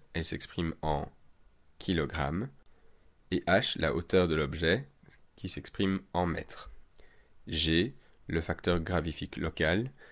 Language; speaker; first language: French; native; French